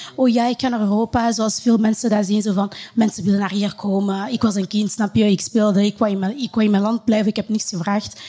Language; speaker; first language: Dutch; early bilingual, other home language; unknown